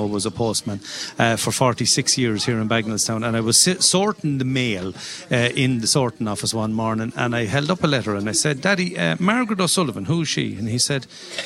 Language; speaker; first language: English; native; English